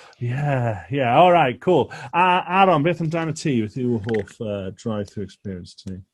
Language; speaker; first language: Welsh; native; Welsh